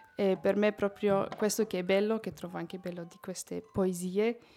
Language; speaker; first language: Italian; native; Italian